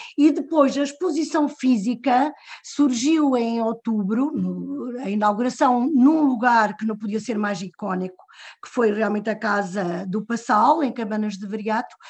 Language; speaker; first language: Portuguese; native; Portuguese